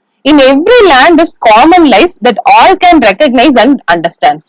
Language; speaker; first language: English; non-native, local second language; Tamil